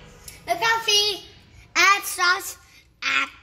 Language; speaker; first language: English; non-native, learner; Vietnamese